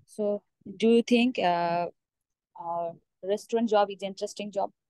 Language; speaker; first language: English; non-native, local second language; Bangla